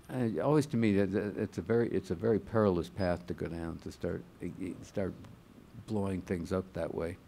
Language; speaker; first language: English; native; English